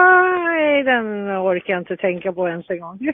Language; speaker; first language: Swedish; native; Swedish